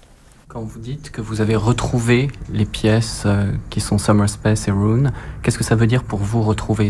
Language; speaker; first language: French; native; French